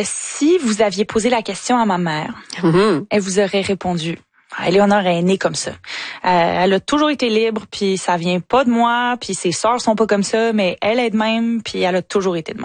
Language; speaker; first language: French; native; French